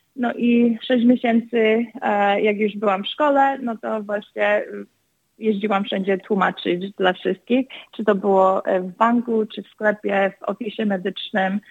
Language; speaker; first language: Polish; early bilingual, other home language; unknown